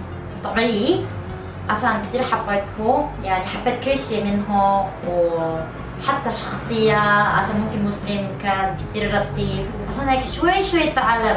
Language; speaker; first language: Arabic; non-native, learner; Korean